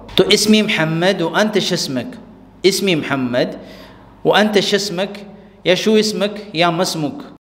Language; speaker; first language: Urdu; non-native, local second language; Pashto